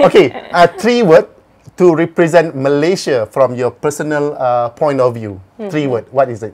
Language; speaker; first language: English; non-native, local second language; Malay